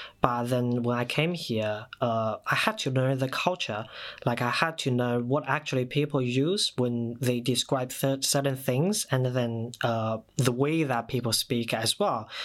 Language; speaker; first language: English; non-native, fluent; Chinese